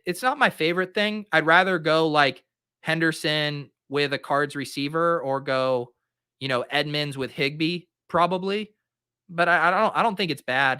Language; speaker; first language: English; native; English